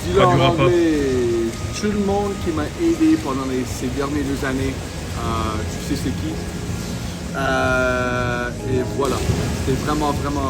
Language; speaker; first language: French; non-native, fluent; English